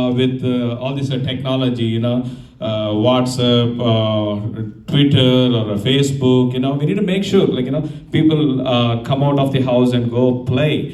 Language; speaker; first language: English; non-native, local second language; Telugu